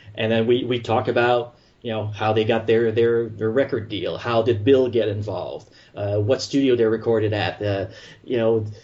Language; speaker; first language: English; non-native, fluent; French